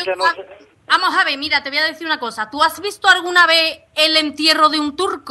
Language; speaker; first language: Spanish; native; Spanish